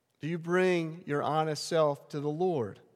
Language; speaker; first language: English; native; English